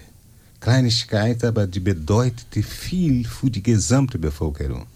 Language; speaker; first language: German; non-native, learner; Portuguese